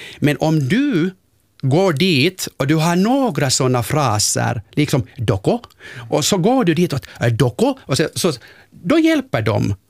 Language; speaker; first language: Swedish; non-native, local second language; Finnish